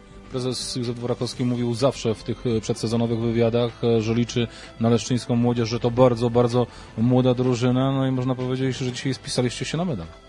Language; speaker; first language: Polish; native; Polish